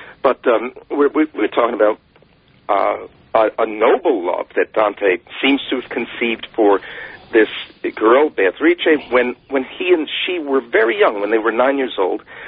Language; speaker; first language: English; native; English